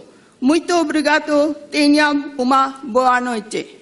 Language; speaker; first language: Portuguese; non-native, learner; Bangla